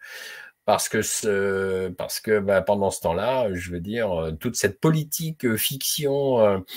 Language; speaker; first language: French; native; French